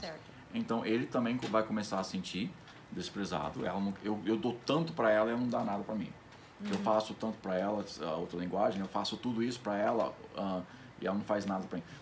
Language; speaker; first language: Portuguese; non-native, fluent; English